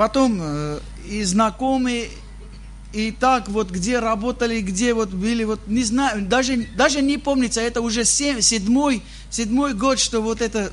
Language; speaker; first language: Russian; non-native, fluent; Armenian